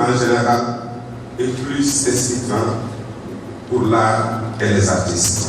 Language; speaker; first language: French; non-native, local second language; Wolof